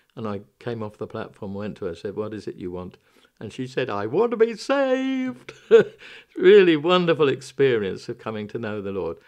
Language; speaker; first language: English; native; English